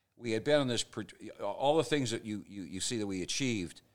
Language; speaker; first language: English; native; English